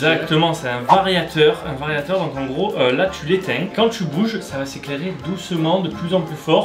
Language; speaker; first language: French; native; French